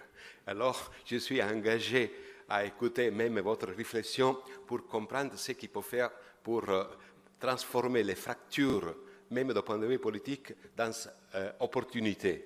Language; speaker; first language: French; non-native, fluent; Italian